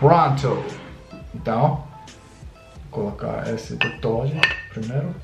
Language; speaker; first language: Portuguese; non-native, learner; English